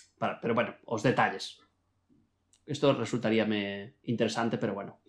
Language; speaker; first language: Spanish; non-native, local second language; Galician